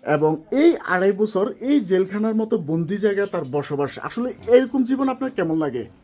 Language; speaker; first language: Bangla; native; Bangla